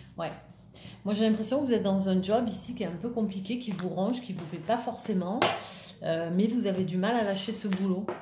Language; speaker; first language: French; native; French